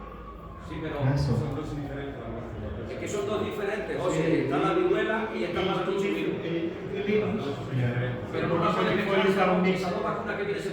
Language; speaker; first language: Spanish; native; Spanish